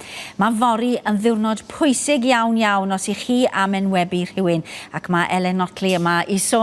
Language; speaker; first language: Welsh; native; Welsh